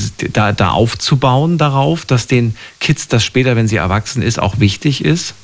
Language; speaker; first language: German; native; German